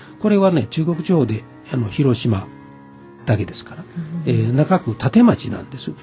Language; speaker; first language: Japanese; native; Japanese